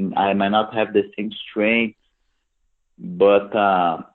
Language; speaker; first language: English; non-native, fluent; Portuguese